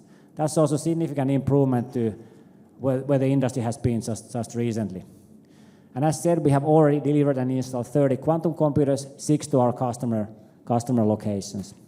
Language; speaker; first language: English; non-native, fluent; Finnish